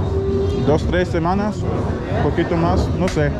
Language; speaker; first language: Spanish; non-native, learner; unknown